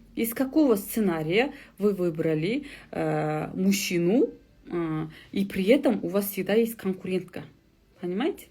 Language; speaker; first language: Russian; non-native, local second language; Kazakh